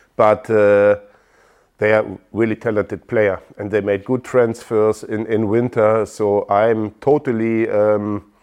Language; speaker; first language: English; non-native, fluent; German